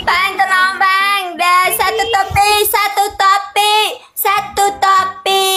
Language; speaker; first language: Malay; non-native, learner; Vietnamese